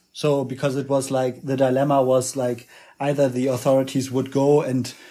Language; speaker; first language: English; non-native, fluent; German